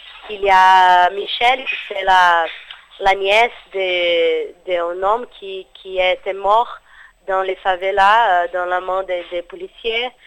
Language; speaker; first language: French; non-native, fluent; Portuguese